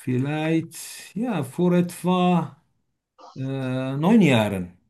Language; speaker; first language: German; non-native, learner; Turkish